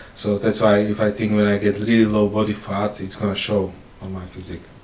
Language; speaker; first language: English; non-native, fluent; Slovak